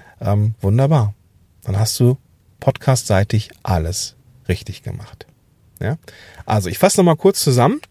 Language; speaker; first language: German; native; German